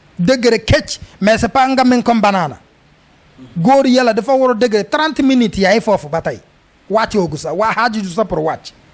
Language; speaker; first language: Wolof; non-native, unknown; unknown